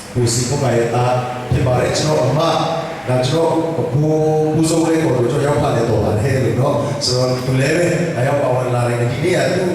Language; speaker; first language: Burmese; non-native, local second language; Tedim Chin